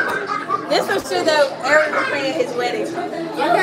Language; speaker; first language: English; native; English